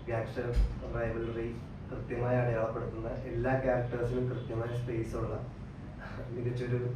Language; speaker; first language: Malayalam; native; Malayalam